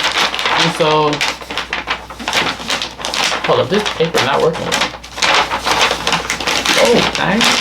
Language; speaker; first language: English; native; English